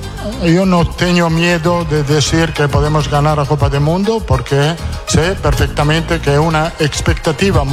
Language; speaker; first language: Portuguese; non-native, fluent; Italian